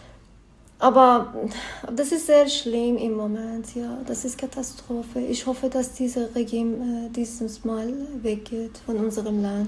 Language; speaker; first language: German; non-native, learner; Persian